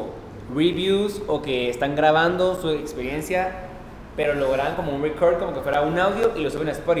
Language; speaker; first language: Spanish; native; Spanish